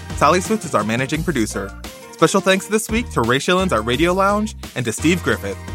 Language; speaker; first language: English; native; English